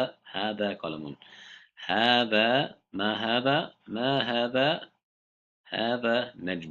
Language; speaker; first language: Arabic; non-native, fluent; English